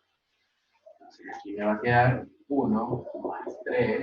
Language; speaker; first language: Spanish; native; Spanish